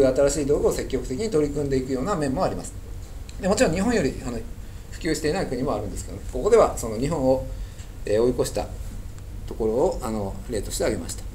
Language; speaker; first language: Japanese; native; Japanese